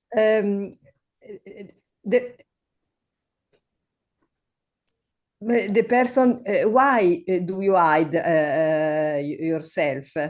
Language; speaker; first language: English; non-native, learner; Italian